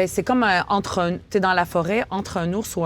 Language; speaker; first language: French; native; French